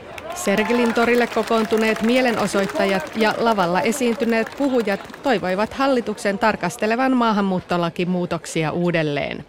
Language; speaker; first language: Finnish; native; Finnish